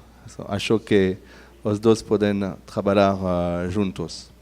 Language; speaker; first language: Portuguese; non-native, learner; French